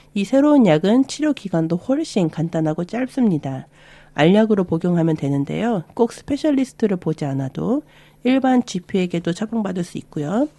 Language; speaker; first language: Korean; early bilingual, other home language; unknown